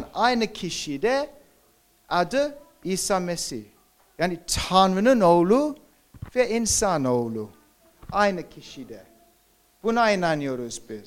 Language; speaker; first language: Turkish; non-native, fluent; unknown